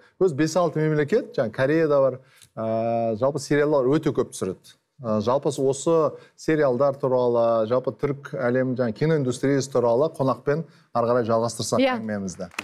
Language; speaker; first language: Kazakh; native; Kazakh